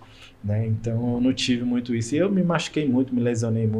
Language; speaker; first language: Portuguese; native; Portuguese